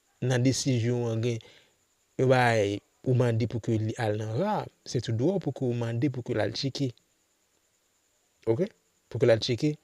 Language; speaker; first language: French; non-native, local second language; Haitian Creole